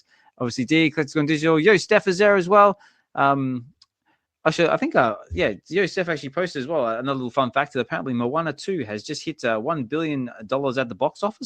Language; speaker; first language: English; native; English